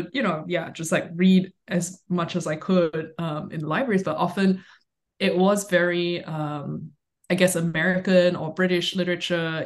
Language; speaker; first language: English; native; English